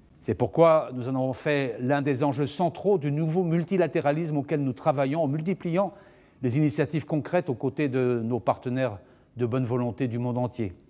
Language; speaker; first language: French; native; French